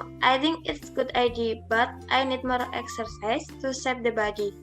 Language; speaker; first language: English; non-native, learner; Indonesian